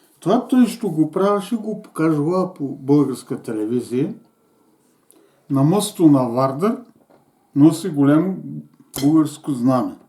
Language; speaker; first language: Bulgarian; native; Bulgarian